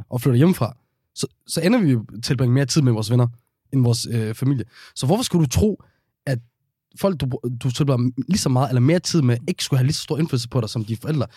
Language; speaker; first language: Danish; early bilingual, other home language; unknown